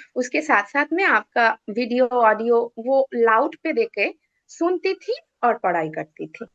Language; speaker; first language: Hindi; non-native, local second language; Bangla